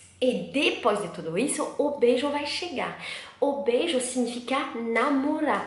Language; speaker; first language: Portuguese; non-native, learner; French